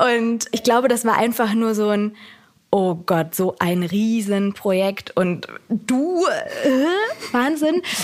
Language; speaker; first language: German; native; German